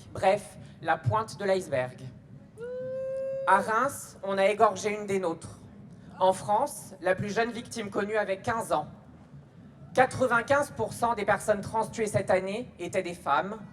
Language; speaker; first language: French; native; French